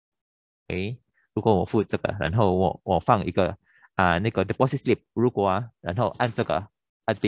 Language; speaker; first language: Chinese; non-native, local second language; Filipino